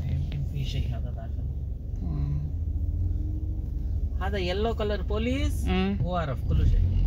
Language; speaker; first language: Arabic; non-native, learner; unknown